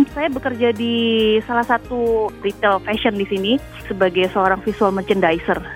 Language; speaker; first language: Indonesian; native; Indonesian